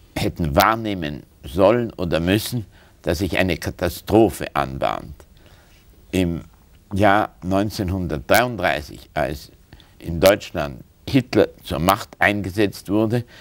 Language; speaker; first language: German; native; German